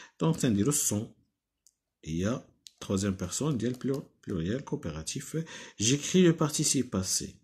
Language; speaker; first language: French; non-native, local second language; Arabic